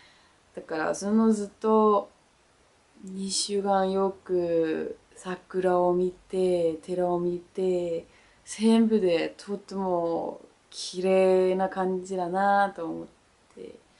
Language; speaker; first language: Japanese; non-native, learner; Danish